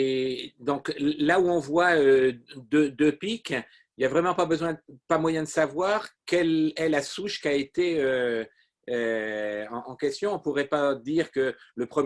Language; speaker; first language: French; native; French